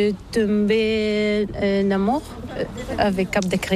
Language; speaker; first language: French; non-native, learner; Bulgarian